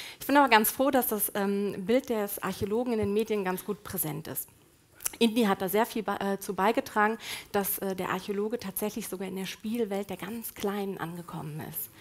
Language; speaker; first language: German; native; German